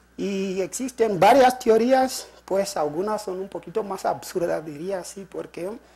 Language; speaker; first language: Spanish; non-native, fluent; Shona